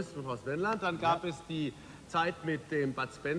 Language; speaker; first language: German; native; German